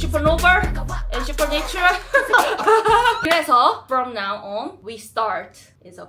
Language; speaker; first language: English; non-native, learner; Korean